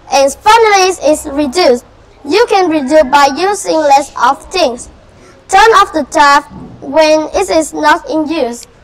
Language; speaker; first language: English; non-native, fluent; Vietnamese